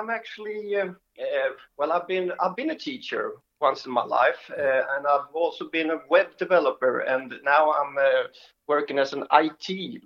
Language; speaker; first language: English; non-native, fluent; Swedish